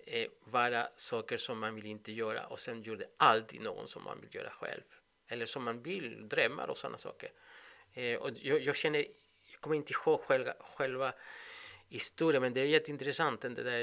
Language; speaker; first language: Swedish; non-native, fluent; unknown